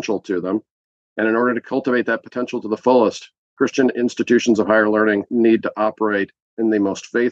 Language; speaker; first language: English; native; English